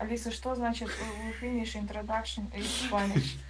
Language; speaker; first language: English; non-native, learner; Russian